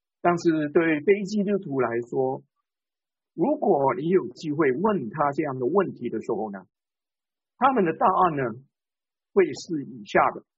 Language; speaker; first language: Chinese; non-native, local second language; Cantonese